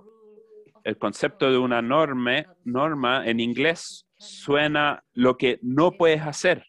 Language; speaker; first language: Spanish; non-native, fluent; English